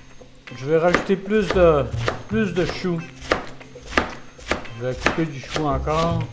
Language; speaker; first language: French; non-native, fluent; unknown